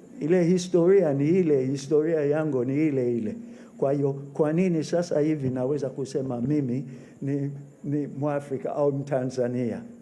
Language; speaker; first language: Swahili; non-native, fluent; English